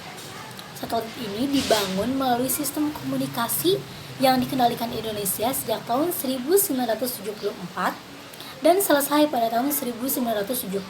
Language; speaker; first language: Indonesian; native; Indonesian